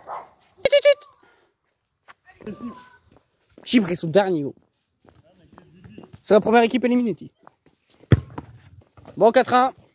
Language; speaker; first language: French; native; French